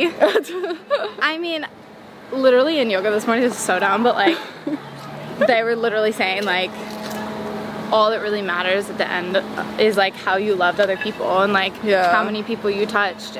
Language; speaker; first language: English; native; English